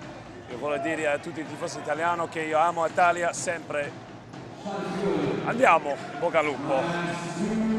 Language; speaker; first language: Italian; non-native, learner; English